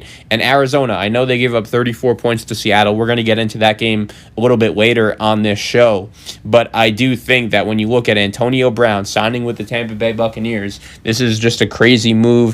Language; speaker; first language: English; native; English